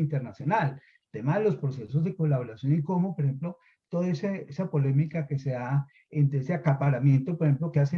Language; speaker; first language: Spanish; native; Spanish